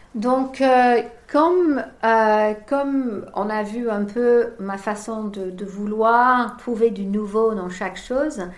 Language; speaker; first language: French; non-native, fluent; English